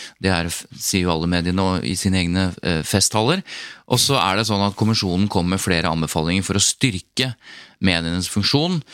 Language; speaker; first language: Norwegian; native; Norwegian